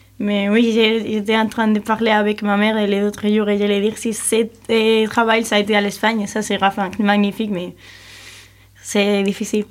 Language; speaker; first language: French; non-native, learner; Spanish